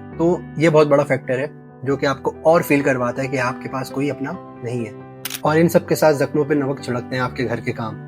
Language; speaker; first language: Urdu; native; Urdu